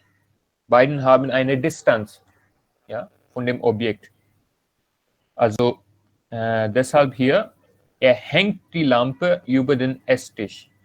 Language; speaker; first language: German; non-native, learner; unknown